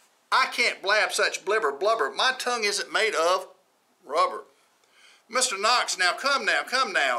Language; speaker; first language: English; native; English